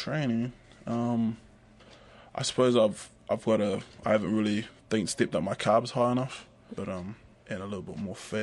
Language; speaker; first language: English; native; English